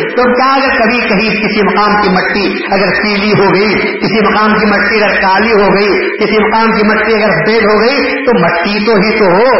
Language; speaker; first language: Urdu; native; Urdu